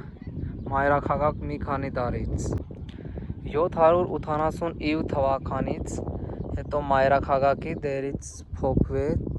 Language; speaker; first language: Armenian; non-native, learner; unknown